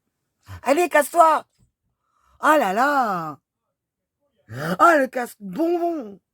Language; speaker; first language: French; native; French